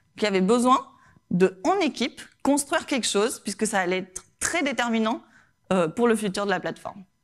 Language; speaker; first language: French; non-native, fluent; Spanish